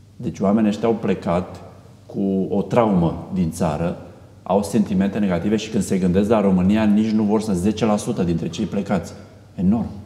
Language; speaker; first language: Romanian; native; Romanian